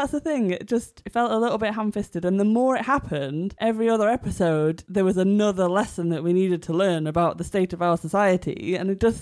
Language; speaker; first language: English; native; English